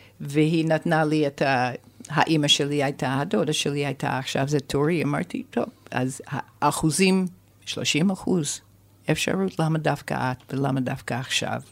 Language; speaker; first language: Hebrew; non-native, fluent; English